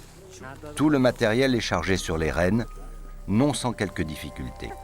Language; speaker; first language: French; native; French